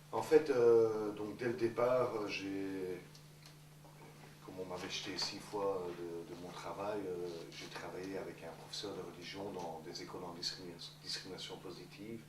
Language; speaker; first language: French; native; French